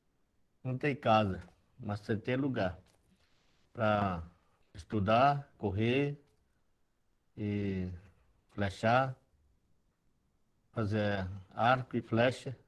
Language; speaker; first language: Portuguese; non-native, local second language; Yanomámi